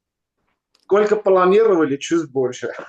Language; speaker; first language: Russian; non-native, learner; Armenian